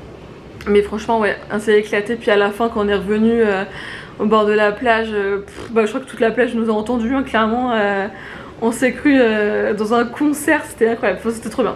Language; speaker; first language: French; native; French